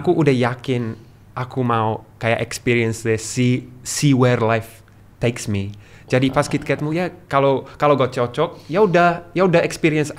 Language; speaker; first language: Indonesian; non-native, learner; English